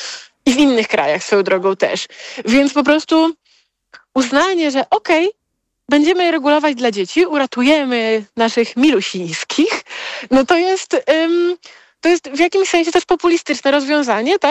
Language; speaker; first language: Polish; native; Polish